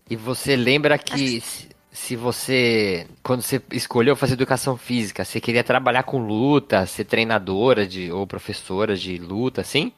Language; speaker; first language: Portuguese; native; Portuguese